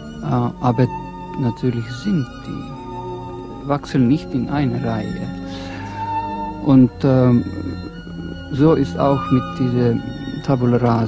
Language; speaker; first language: German; non-native, fluent; Estonian